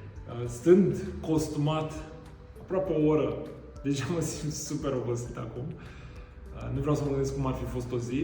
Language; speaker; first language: Romanian; native; Romanian